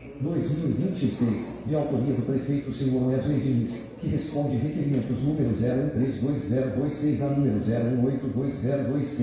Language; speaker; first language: Portuguese; native; Portuguese